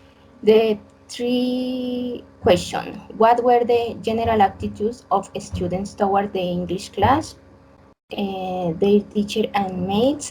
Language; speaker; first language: English; non-native, learner; Spanish